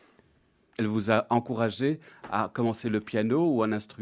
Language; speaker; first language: French; native; French